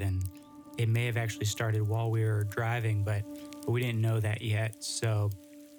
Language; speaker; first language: English; native; English